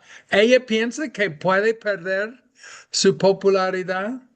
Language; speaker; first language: Spanish; non-native, fluent; English